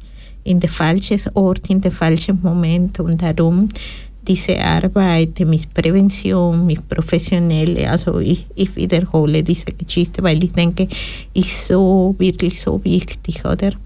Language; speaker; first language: German; non-native, fluent; Spanish